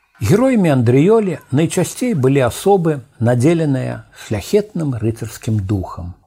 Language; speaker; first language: Belarusian; native; Belarusian